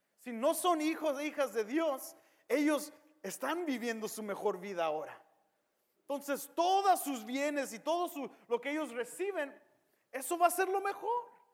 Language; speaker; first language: Spanish; early bilingual, heritage; Spanish